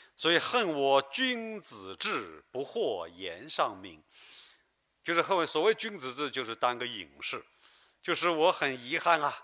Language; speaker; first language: Chinese; native; Chinese